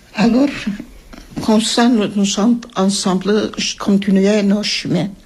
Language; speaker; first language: French; non-native, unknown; Armenian